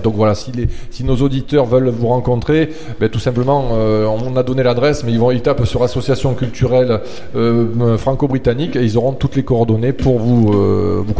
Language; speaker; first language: French; native; French